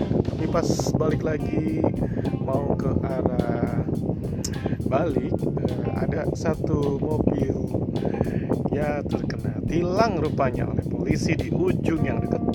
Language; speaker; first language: Indonesian; native; Indonesian